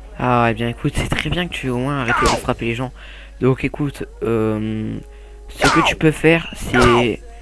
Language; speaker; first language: French; native; French